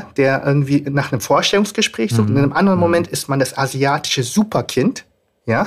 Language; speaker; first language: German; native; German